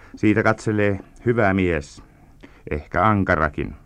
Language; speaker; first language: Finnish; native; Finnish